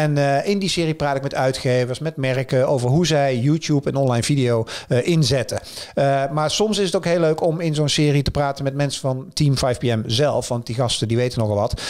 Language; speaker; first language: Dutch; native; Dutch